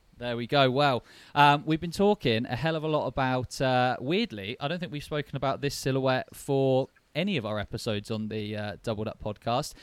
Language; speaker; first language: English; native; English